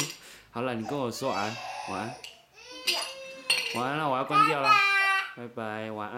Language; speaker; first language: Chinese; native; Chinese